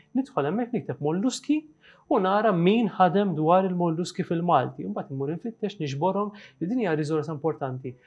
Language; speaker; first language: Maltese; native; Maltese